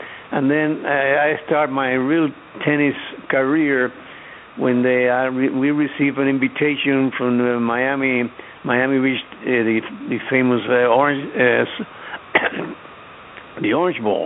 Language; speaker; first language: English; non-native, fluent; Spanish